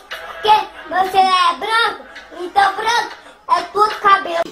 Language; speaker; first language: Portuguese; native; Portuguese